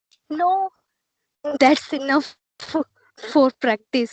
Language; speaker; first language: English; non-native, learner; Hindi